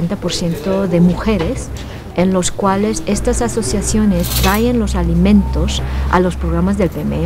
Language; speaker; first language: Spanish; non-native, fluent; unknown